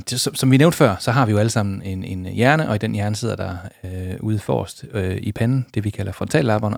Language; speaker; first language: Danish; native; Danish